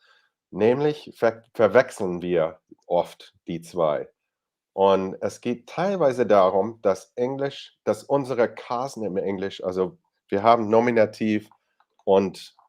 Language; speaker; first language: German; non-native, fluent; English